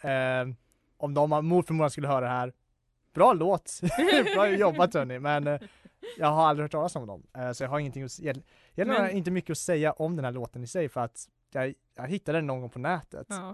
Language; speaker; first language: Swedish; native; Swedish